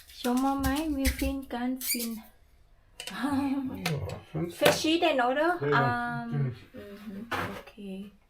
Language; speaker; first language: German; non-native, learner; Thai